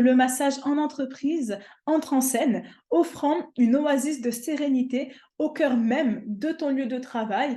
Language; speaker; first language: French; native; French